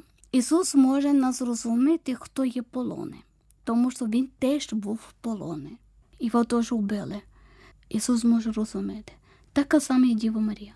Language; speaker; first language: Ukrainian; non-native, learner; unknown